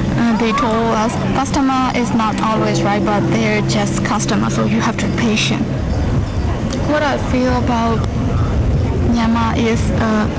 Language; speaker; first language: English; non-native, learner; Burmese